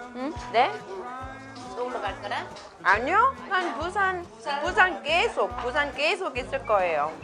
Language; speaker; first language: Korean; non-native, fluent; English